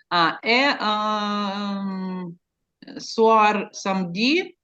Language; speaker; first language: French; non-native, learner; Ukrainian